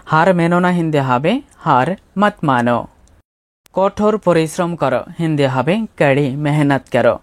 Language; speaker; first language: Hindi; non-native, fluent; Bangla